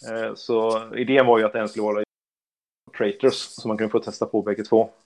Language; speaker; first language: Swedish; native; Swedish